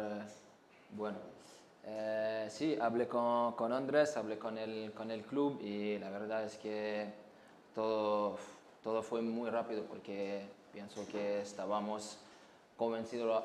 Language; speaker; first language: Spanish; non-native, fluent; French